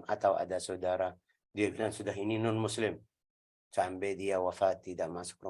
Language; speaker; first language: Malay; non-native, learner; Arabic